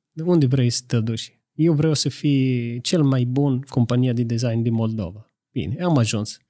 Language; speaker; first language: Romanian; non-native, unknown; Italian